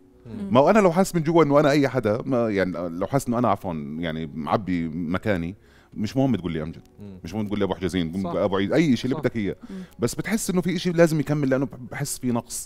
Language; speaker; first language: Arabic; native; Arabic